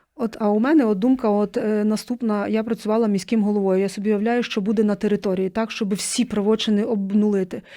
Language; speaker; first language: Ukrainian; native; Ukrainian